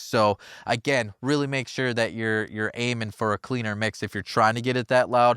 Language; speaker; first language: English; native; English